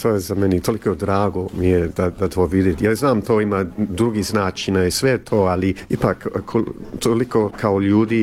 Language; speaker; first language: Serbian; early bilingual, heritage; Serbian